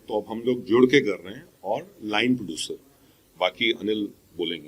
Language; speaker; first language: Hindi; native; Hindi